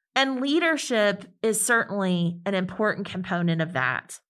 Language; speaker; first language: English; native; English